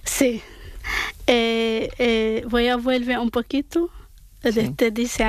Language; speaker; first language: Spanish; non-native, learner; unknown